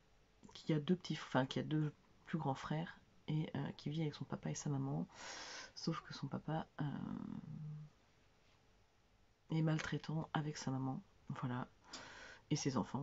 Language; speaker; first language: French; native; French